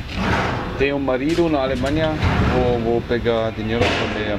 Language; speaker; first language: Portuguese; non-native, learner; German